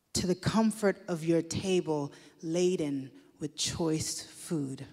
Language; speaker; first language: English; native; English